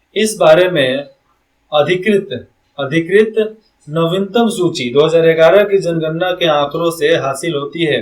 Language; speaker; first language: Hindi; native; Hindi